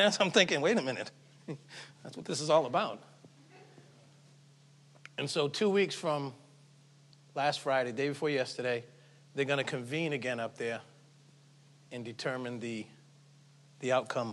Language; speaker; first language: English; native; English